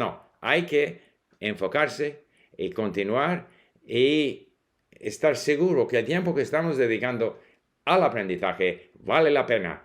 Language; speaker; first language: Spanish; non-native, fluent; English